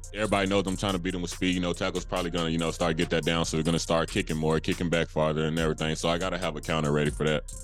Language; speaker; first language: English; native; English